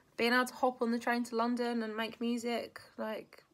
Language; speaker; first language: English; native; English